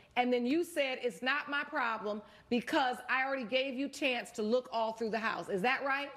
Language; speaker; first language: English; native; English